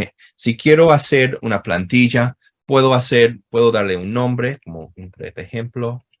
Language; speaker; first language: Spanish; non-native, fluent; English